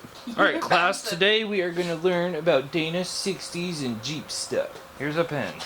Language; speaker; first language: English; native; English